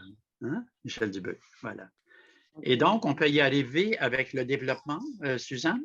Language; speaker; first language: French; native; French